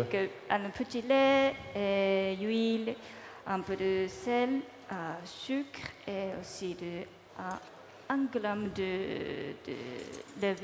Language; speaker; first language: French; non-native, learner; Japanese